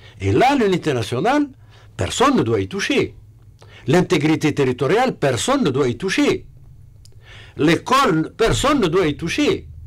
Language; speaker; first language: French; non-native, local second language; Arabic